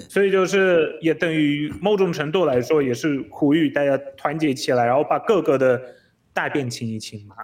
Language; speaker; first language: Chinese; non-native, fluent; Polish